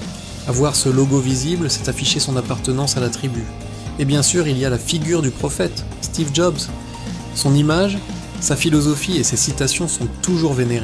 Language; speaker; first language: French; native; French